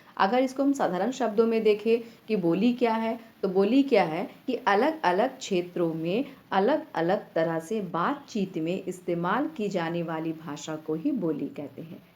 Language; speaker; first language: Hindi; native; Hindi